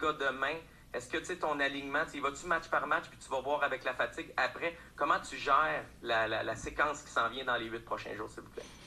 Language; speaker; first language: French; native; French